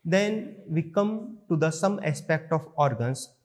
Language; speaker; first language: English; non-native, local second language; Hindi